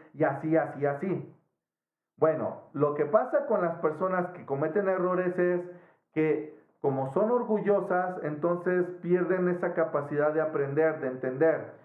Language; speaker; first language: Spanish; native; Spanish